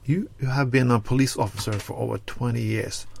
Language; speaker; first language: English; non-native, fluent; Norwegian